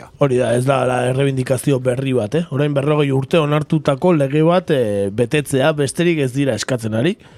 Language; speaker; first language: Basque; native; Basque